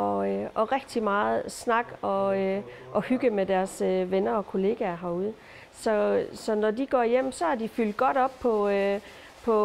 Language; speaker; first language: Danish; native; Danish